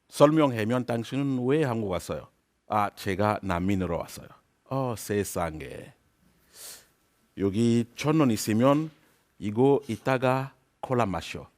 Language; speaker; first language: Korean; non-native, learner; French